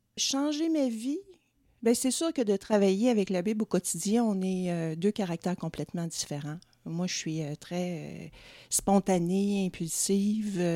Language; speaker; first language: French; native; French